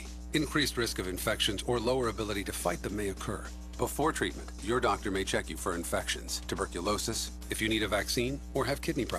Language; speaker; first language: English; native; English